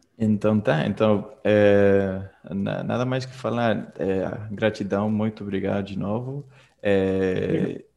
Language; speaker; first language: Portuguese; non-native, fluent; Spanish